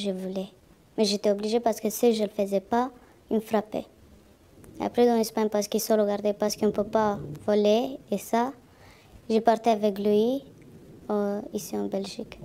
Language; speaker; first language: French; non-native, learner; Romanian